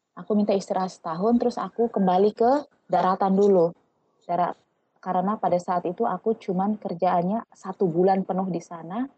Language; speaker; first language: Indonesian; non-native, local second language; Tetum